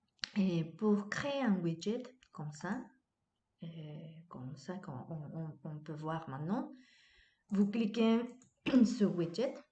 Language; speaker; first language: French; non-native, fluent; Spanish